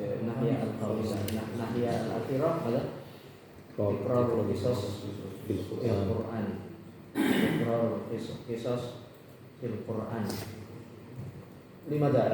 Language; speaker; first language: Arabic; non-native, fluent; Indonesian